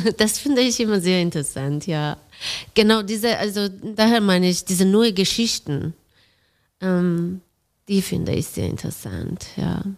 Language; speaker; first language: German; non-native, fluent; Persian